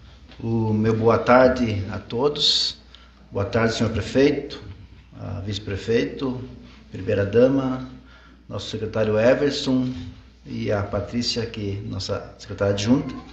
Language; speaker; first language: Portuguese; native; Portuguese